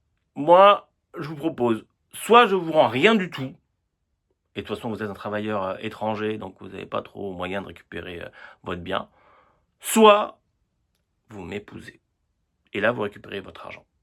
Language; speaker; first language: French; native; French